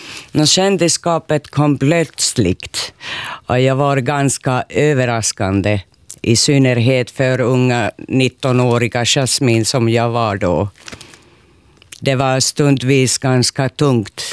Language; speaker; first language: Swedish; non-native, local second language; Finnish